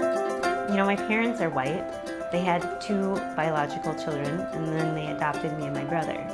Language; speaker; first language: English; early bilingual, other home language; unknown